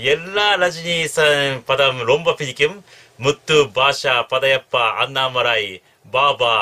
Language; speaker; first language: Tamil; non-native, learner; Japanese